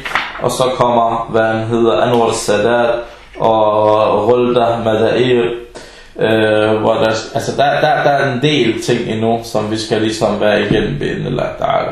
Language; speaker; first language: Danish; early bilingual, other home language; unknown